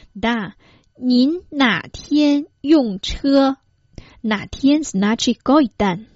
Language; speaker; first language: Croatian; non-native, fluent; Chinese